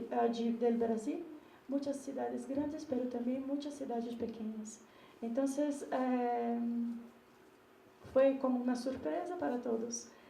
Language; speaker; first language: Spanish; non-native, learner; Portuguese